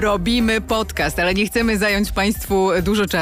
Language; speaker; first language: Polish; native; Polish